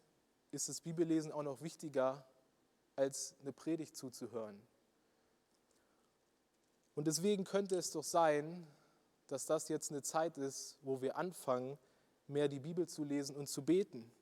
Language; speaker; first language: German; native; German